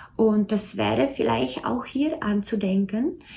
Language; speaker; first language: German; non-native, learner; Czech